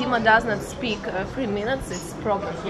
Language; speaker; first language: English; non-native, learner; Russian